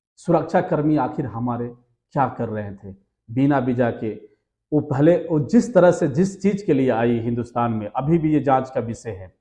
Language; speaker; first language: Hindi; native; Hindi